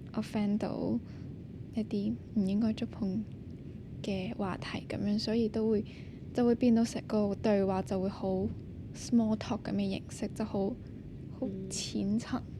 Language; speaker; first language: Cantonese; native; Cantonese